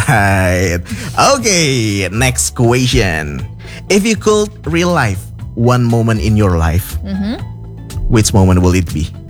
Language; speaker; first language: English; non-native, fluent; Indonesian